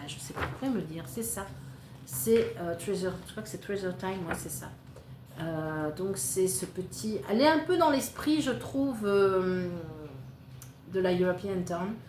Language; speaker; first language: French; native; French